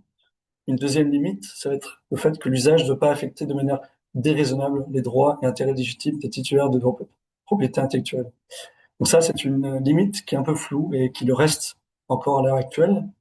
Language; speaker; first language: French; native; French